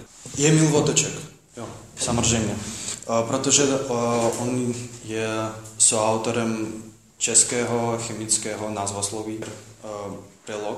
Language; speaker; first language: Czech; non-native, learner; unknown